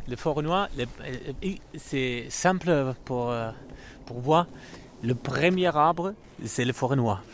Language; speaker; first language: French; non-native, fluent; German